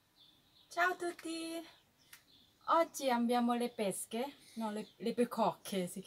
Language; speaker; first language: Italian; non-native, learner; Thai